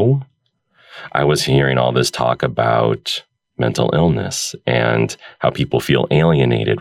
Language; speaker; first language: English; native; English